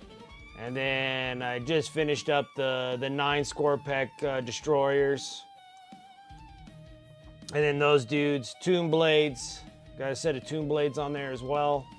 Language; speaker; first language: English; native; English